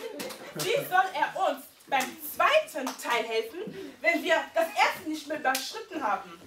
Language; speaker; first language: German; early bilingual, heritage; Lingala